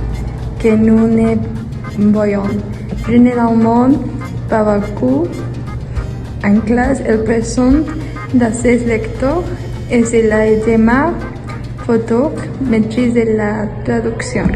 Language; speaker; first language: French; non-native, learner; Spanish